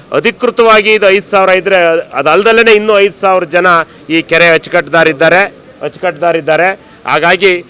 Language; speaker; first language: Kannada; native; Kannada